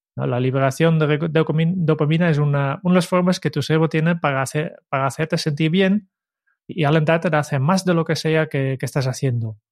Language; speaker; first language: Spanish; non-native, fluent; Dutch